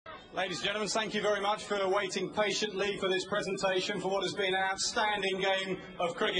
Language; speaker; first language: English; native; English